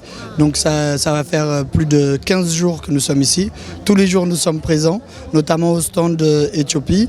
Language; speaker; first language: French; early bilingual, other home language; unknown